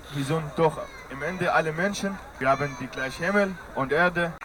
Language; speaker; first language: German; non-native, fluent; Arabic